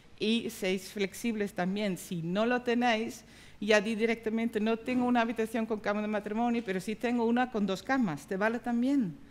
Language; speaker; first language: Spanish; non-native, fluent; Dutch